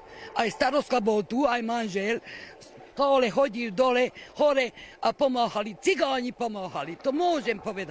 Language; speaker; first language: Slovak; non-native, local second language; Hungarian